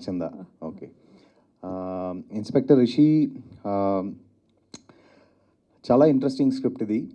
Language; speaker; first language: Telugu; non-native, learner; Tamil